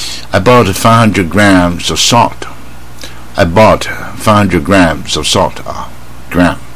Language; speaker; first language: English; non-native, fluent; Chinese